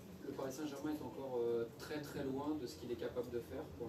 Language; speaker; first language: French; native; French